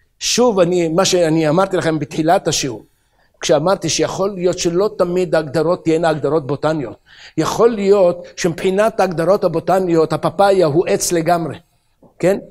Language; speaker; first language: Hebrew; native; Hebrew